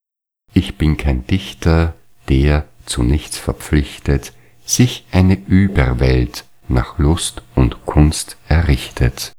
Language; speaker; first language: German; native; German